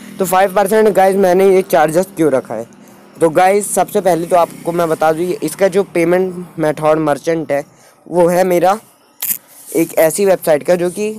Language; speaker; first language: Hindi; native; Hindi